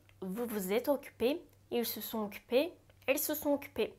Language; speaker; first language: French; non-native, fluent; Japanese